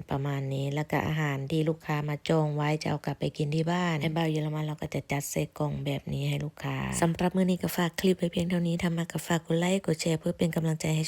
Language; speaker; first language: Thai; non-native, local second language; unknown